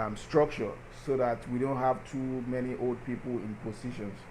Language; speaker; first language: English; non-native, local second language; Yoruba